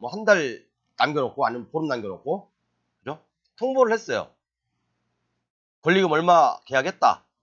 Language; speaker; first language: Korean; native; Korean